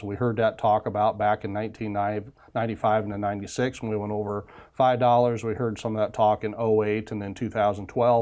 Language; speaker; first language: English; native; English